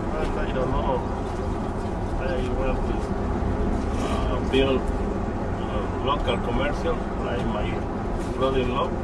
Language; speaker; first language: English; non-native, learner; Spanish